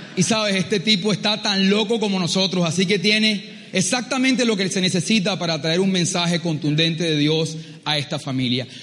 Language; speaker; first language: Spanish; native; Spanish